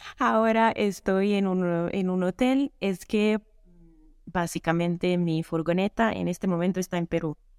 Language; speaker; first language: Spanish; non-native, fluent; Italian